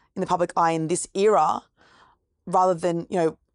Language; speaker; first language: English; native; English